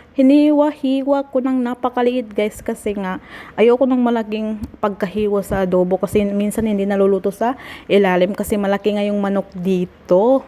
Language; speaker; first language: Filipino; non-native, local second language; Maguindanaon